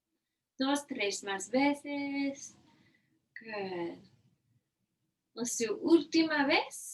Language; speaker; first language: Spanish; non-native, learner; English